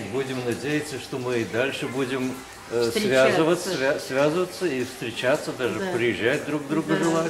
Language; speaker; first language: Russian; native; Russian